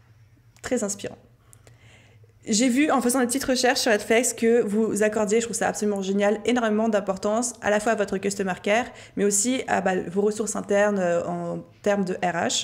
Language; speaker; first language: French; native; French